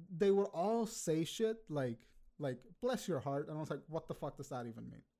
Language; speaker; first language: English; early bilingual, other home language; Spanish